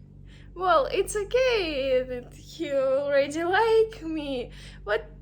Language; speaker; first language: English; non-native, learner; Russian